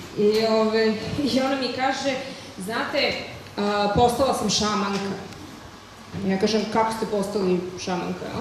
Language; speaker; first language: Serbian; native; Serbian